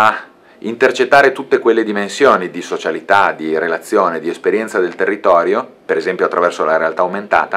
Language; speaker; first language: Italian; native; Italian